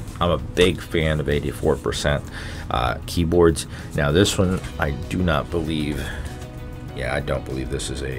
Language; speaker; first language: English; native; English